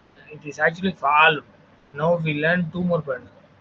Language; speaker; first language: English; non-native, local second language; Tamil